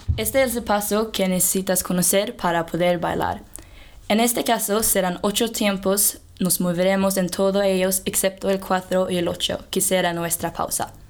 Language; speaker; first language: Spanish; non-native, fluent; Swedish